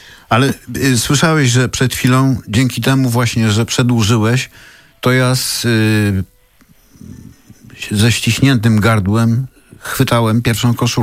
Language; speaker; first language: Polish; native; Polish